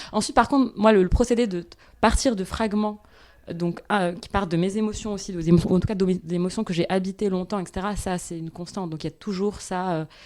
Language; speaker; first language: French; non-native, local second language; Arabic